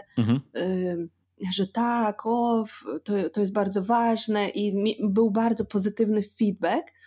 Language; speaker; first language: Polish; non-native, fluent; Russian